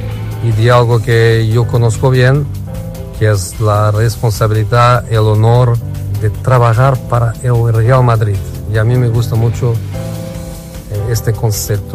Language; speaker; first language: Spanish; non-native, fluent; Portuguese